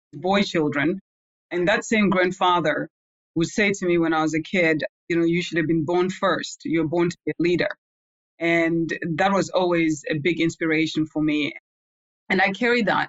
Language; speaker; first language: English; non-native, local second language; Shona